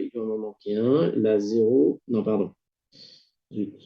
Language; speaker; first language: French; native; French